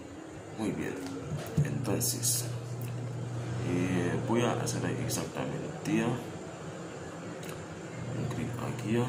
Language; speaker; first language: Spanish; non-native, learner; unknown